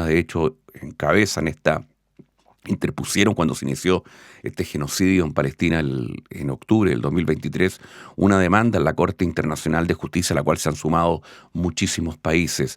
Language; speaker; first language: Spanish; native; Spanish